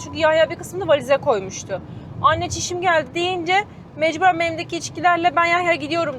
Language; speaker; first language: Turkish; native; Turkish